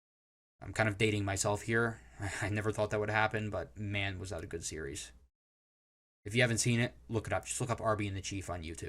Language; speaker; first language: English; native; English